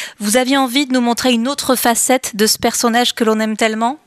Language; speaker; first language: French; native; French